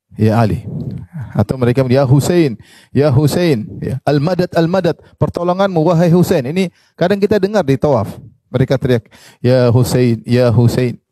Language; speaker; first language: Malay; native; Malay